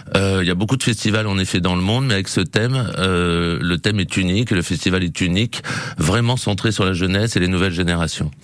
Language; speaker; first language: French; native; French